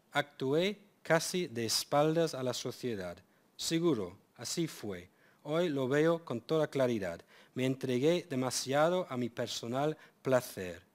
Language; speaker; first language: Spanish; non-native, fluent; English